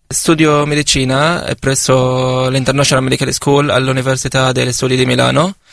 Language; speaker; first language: Italian; non-native, fluent; Arabic